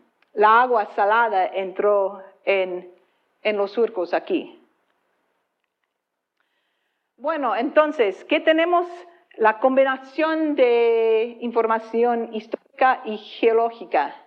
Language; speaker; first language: Spanish; non-native, fluent; English